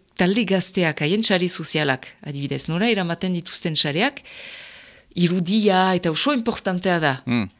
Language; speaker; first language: Basque; non-native, local second language; French